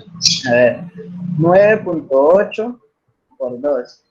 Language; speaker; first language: Spanish; native; Spanish